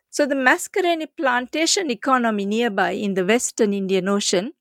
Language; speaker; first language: English; non-native, local second language; Sinhala